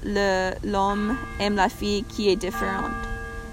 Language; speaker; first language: French; non-native, learner; English